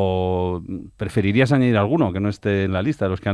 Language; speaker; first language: Spanish; native; Spanish